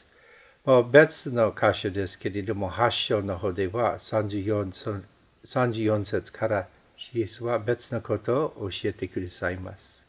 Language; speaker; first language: Japanese; non-native, fluent; English